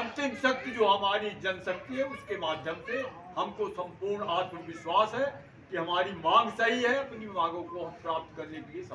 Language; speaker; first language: Hindi; native; Hindi